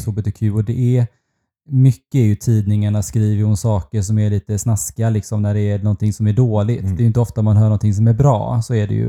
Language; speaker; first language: Swedish; native; Swedish